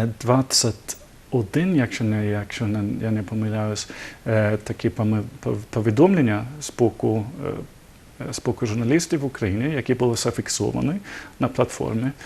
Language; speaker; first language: Ukrainian; non-native, learner; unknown